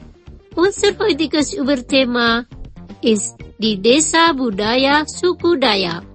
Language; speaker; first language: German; non-native, fluent; Indonesian